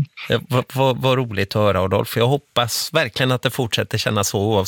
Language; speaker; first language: Swedish; native; Swedish